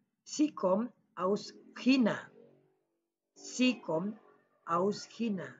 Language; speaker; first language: German; non-native, learner; Indonesian